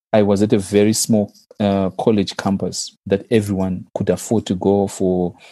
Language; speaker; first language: English; non-native, local second language; Shona